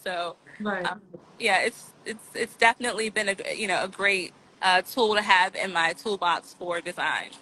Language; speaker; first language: English; native; English